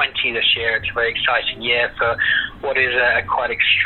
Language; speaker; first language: English; native; English